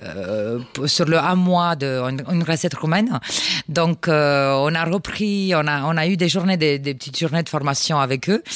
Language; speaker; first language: French; non-native, fluent; Romanian